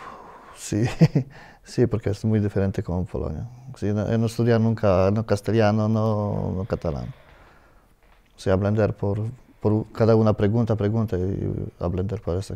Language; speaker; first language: Spanish; non-native, learner; Polish